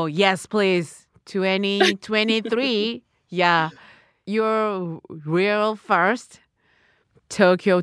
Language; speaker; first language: English; non-native, learner; Japanese